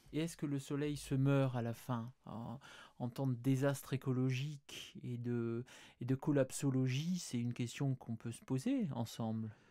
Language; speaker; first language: French; native; French